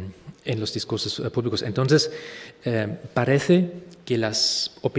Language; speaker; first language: Spanish; non-native, fluent; German